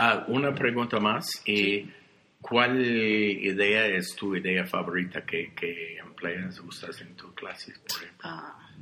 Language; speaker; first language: Spanish; non-native, learner; English